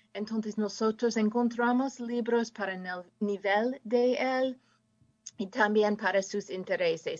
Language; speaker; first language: Spanish; non-native, fluent; English